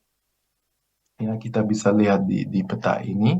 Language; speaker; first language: Indonesian; non-native, fluent; Greek